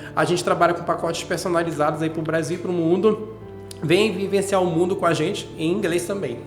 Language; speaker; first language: Portuguese; native; Portuguese